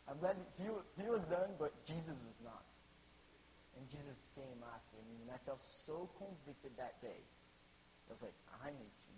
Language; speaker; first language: English; non-native, fluent; Portuguese